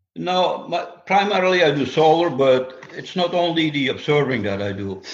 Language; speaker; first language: English; non-native, fluent; Dutch